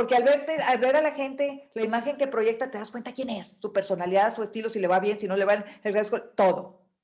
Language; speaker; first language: Spanish; native; Spanish